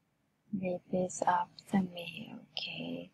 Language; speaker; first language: English; non-native, learner; Thai